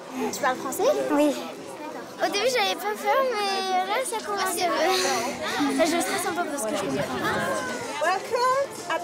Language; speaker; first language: French; native; French